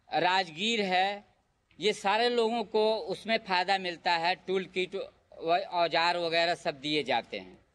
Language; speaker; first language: Hindi; native; Hindi